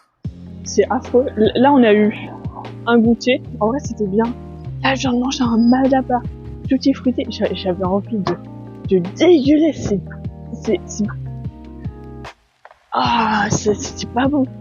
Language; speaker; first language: French; native; French